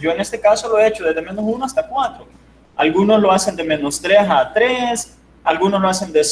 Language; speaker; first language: Spanish; native; Spanish